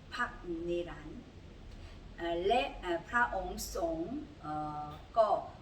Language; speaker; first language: Thai; non-native, learner; Korean